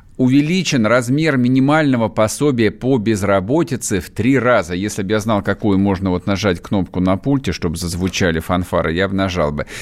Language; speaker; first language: Russian; native; Russian